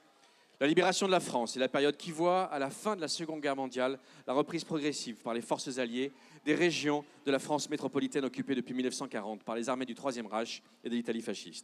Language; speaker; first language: French; native; French